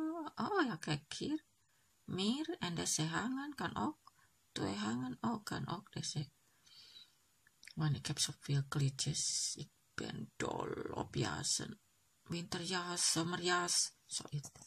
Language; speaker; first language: Dutch; non-native, learner; Indonesian